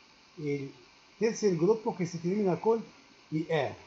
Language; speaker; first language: Spanish; non-native, learner; Arabic